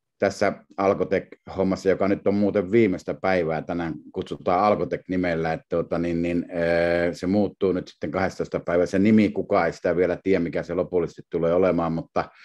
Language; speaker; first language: Finnish; native; Finnish